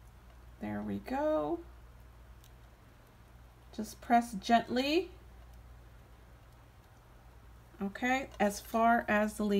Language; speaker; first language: English; native; English